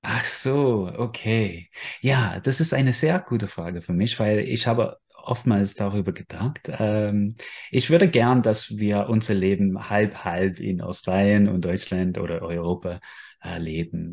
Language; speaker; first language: German; non-native, fluent; English